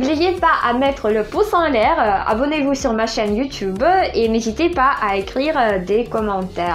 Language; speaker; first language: French; non-native, fluent; Russian